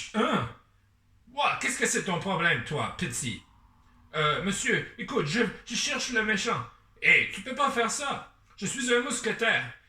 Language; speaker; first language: French; non-native, learner; English